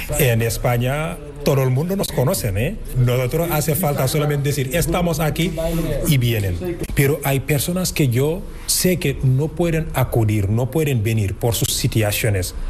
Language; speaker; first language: Spanish; non-native, fluent; Wolof